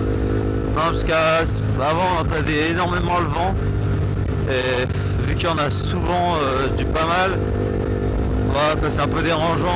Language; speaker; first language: French; native; French